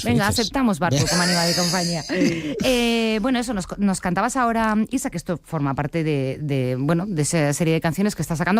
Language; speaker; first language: Spanish; native; Spanish